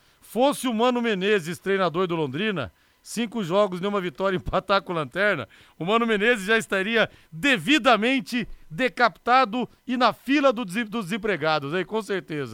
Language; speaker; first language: Portuguese; native; Portuguese